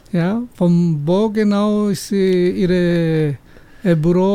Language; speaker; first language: German; non-native, learner; Spanish